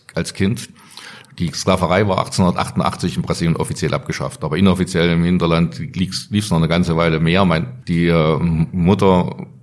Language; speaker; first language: German; native; German